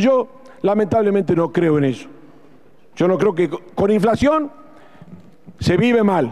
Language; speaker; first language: Spanish; native; Spanish